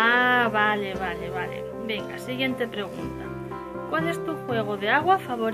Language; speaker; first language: Spanish; native; Spanish